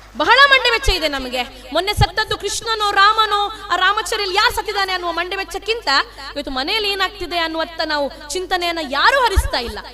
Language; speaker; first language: Kannada; non-native, local second language; Tulu